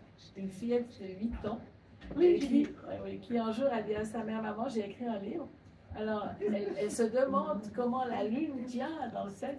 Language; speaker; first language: French; native; French